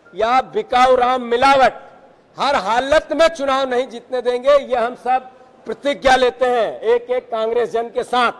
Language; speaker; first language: Hindi; native; Hindi